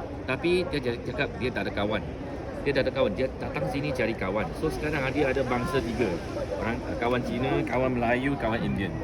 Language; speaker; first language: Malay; non-native, local second language; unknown